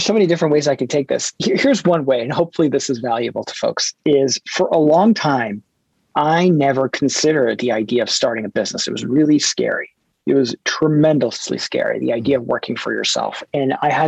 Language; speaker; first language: English; early bilingual, other home language; Hebrew